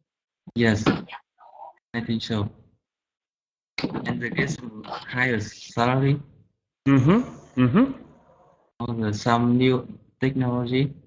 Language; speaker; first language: English; non-native, learner; Vietnamese